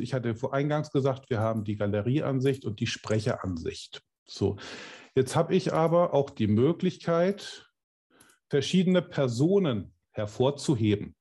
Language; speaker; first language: German; native; German